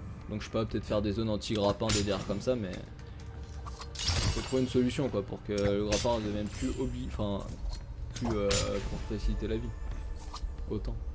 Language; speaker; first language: French; native; French